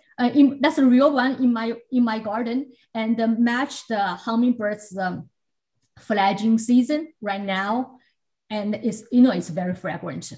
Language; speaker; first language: English; non-native, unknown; Chinese